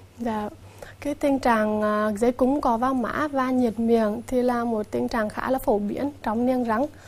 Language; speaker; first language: Vietnamese; native; Vietnamese